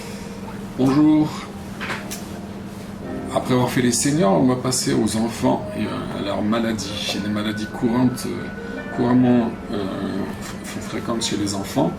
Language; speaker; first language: French; non-native, fluent; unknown